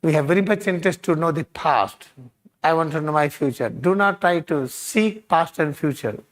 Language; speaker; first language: English; non-native, local second language; Hindi